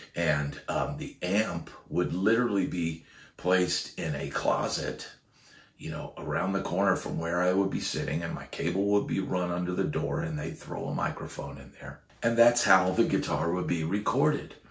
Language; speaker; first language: English; native; English